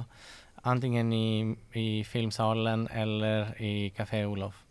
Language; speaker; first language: Swedish; non-native, fluent; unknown